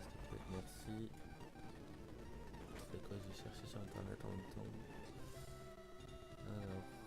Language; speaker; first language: French; native; French